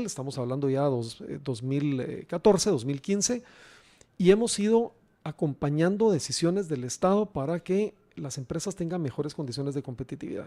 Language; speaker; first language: Spanish; native; Spanish